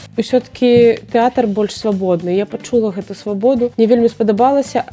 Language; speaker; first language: Belarusian; non-native, local second language; Russian